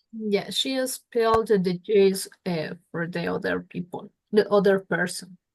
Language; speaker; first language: English; non-native, learner; Spanish